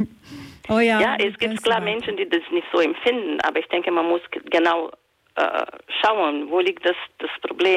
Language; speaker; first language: German; non-native, fluent; Portuguese